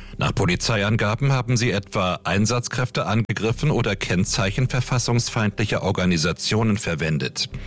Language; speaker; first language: German; native; German